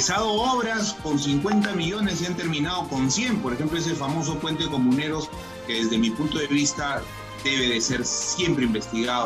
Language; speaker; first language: Spanish; native; Spanish